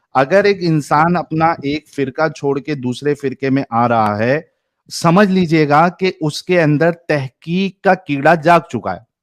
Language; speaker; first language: Hindi; native; Hindi